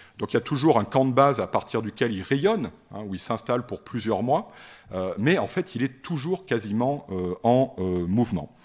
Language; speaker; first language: French; native; French